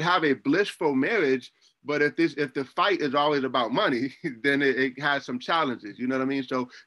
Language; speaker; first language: English; native; English